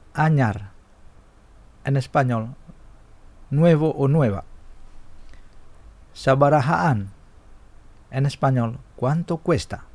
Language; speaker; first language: Spanish; non-native, fluent; Indonesian